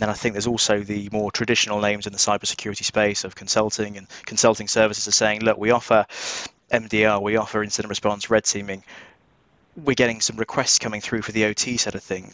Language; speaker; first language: English; native; English